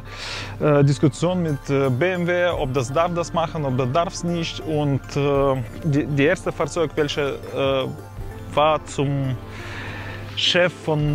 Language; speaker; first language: German; non-native, fluent; Russian